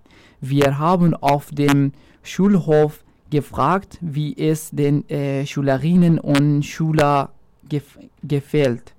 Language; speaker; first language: German; non-native, local second language; Arabic